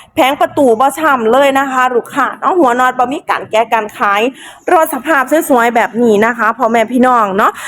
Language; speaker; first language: Thai; native; Thai